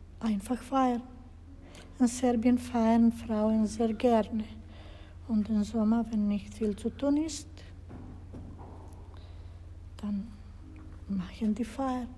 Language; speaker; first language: German; non-native, fluent; Serbian